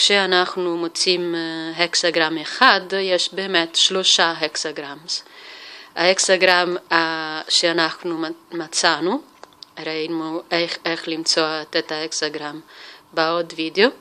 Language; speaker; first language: Hebrew; non-native, fluent; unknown